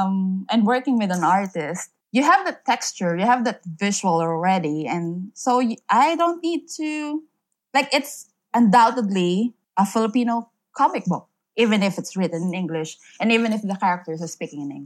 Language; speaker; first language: English; non-native, local second language; Filipino